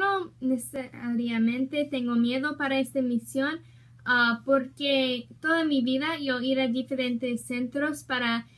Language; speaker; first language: Spanish; non-native, learner; English